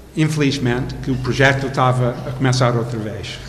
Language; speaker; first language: Portuguese; non-native, fluent; English